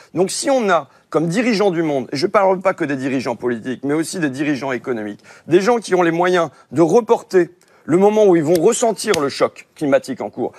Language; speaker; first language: French; native; French